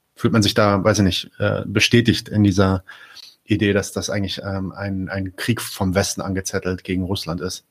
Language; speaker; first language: German; native; German